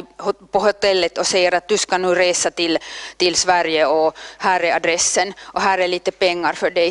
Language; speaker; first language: Swedish; non-native, local second language; Finnish